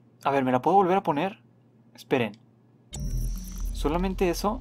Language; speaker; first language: Spanish; native; Spanish